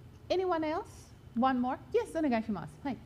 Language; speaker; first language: Japanese; non-native, learner; Finnish